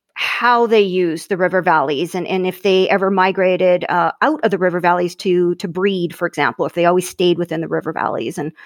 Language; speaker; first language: English; native; English